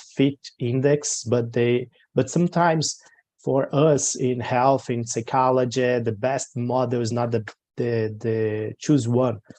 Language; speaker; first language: English; non-native, learner; Portuguese